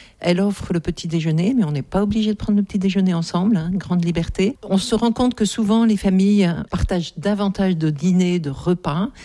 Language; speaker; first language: French; native; French